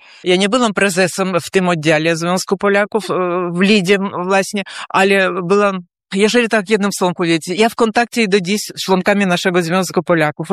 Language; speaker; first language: Polish; early bilingual, heritage; Polish